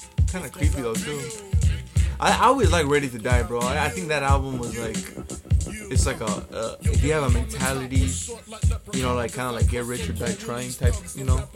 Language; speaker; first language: English; early bilingual, other home language; Spanish